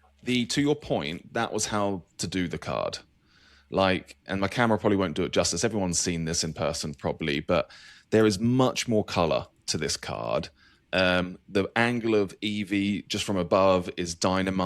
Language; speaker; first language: English; native; English